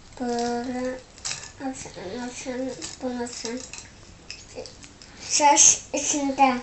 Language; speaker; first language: Turkish; early bilingual, heritage; Turkish